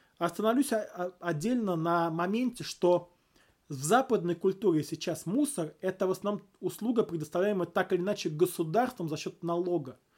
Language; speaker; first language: Russian; native; Russian